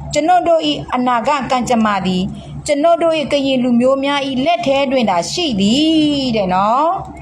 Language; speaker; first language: Burmese; non-native, local second language; S'gaw Karen